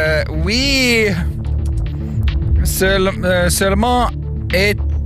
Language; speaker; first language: French; non-native, learner; Swedish